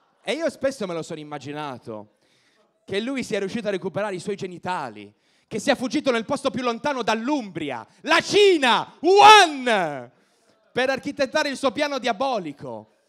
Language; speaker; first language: Italian; native; Italian